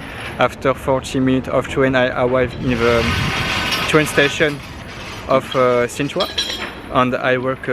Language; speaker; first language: English; non-native, learner; French